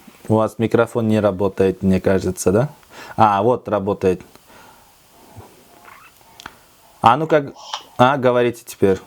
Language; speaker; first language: Russian; non-native, local second language; Kyrgyz